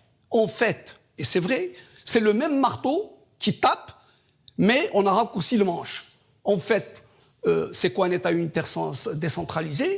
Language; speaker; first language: French; non-native, local second language; Kabyle